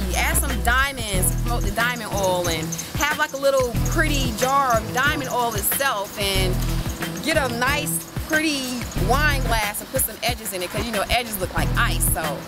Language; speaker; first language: English; native; English